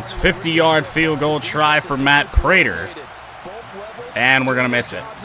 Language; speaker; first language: English; native; English